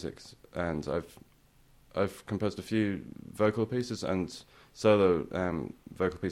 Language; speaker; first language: English; native; English